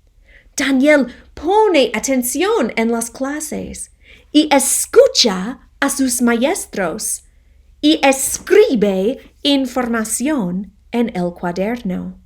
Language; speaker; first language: Spanish; non-native, fluent; English